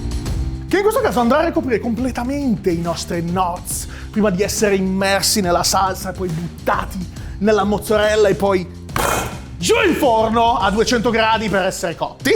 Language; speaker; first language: Italian; native; Italian